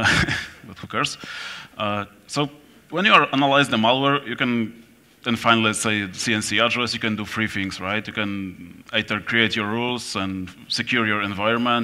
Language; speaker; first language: English; non-native, fluent; Polish